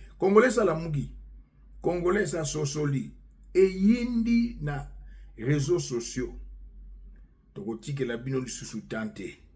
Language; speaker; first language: Lingala; non-native, local second language; Luba-Lulua